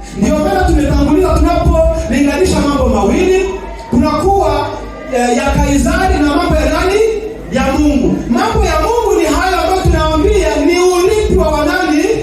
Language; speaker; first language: Swahili; non-native, local second language; Kinyarwanda